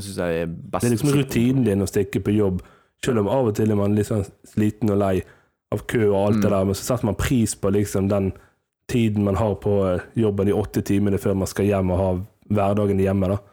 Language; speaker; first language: Norwegian; native; Norwegian